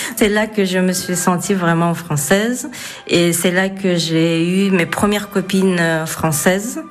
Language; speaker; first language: French; non-native, fluent; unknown